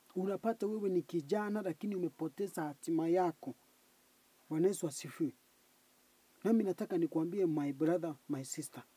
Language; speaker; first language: Swahili; non-native, local second language; Gusii